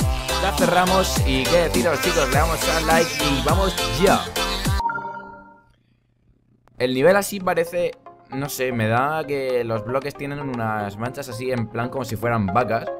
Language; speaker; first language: Spanish; native; Spanish